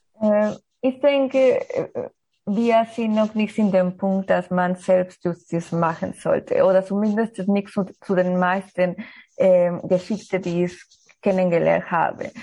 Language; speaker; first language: German; non-native, learner; Spanish